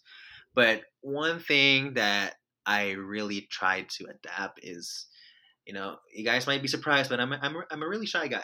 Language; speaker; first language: English; non-native, local second language; Filipino